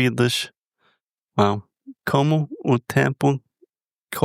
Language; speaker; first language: Portuguese; non-native, fluent; English